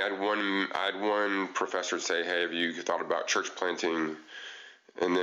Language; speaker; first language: English; native; English